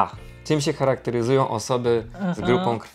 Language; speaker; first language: Polish; native; Polish